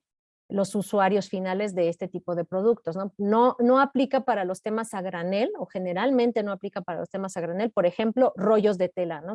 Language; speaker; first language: Spanish; native; Spanish